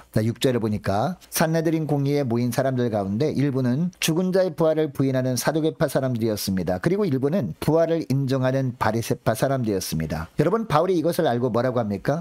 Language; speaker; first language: Korean; native; Korean